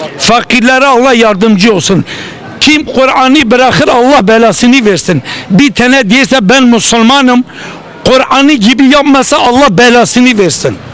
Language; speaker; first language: Turkish; non-native, local second language; Kurdish